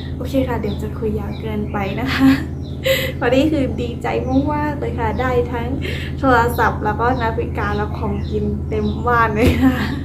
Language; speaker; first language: Thai; non-native, local second language; Khün